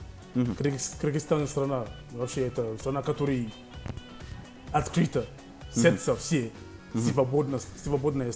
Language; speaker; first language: Russian; non-native, learner; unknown